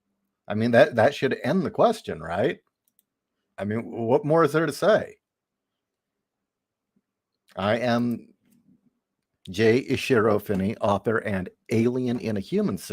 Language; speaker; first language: English; native; English